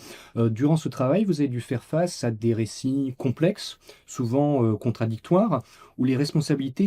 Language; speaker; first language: French; native; French